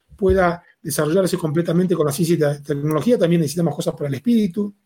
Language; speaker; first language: Spanish; native; Spanish